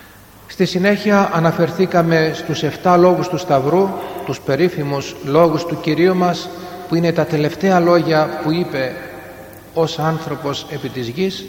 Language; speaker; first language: Greek; native; Greek